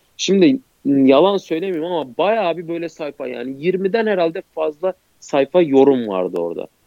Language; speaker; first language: Turkish; native; Turkish